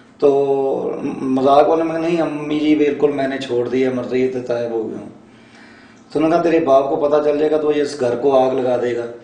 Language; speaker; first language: Urdu; non-native, local second language; Punjabi